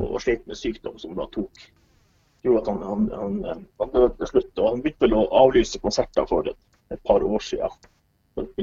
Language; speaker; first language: Norwegian; native; Norwegian